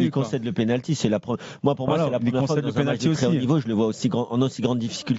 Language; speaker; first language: French; native; French